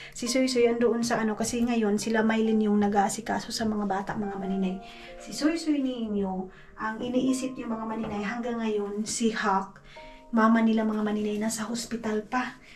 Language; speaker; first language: Filipino; non-native, local second language; Cebuano